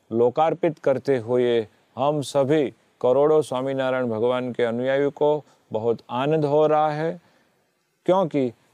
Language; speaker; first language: Hindi; non-native, local second language; Gujarati